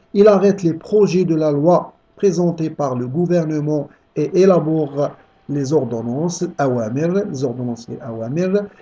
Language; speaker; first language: French; non-native, local second language; Arabic